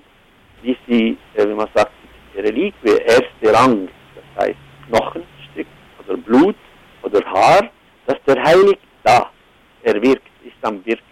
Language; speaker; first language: German; non-native, fluent; Arabic